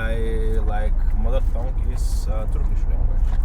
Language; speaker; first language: English; non-native, fluent; Turkish